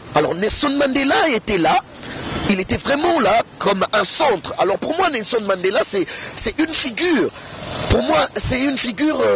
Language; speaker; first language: French; non-native, local second language; Lingala